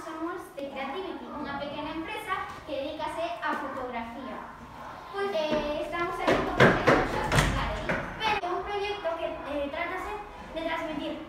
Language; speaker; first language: Spanish; non-native, local second language; Galician